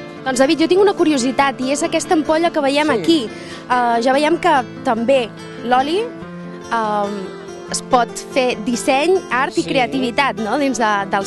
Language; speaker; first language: Catalan; native; Catalan